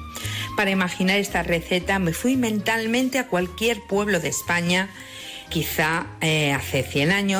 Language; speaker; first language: Spanish; native; Spanish